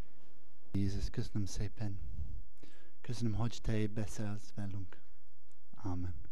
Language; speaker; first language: Hungarian; non-native, learner; English